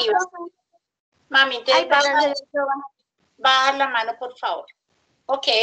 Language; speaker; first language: Spanish; native; Spanish